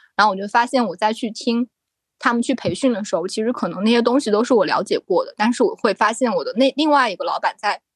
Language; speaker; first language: Chinese; native; Chinese